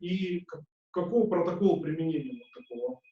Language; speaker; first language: Russian; native; Russian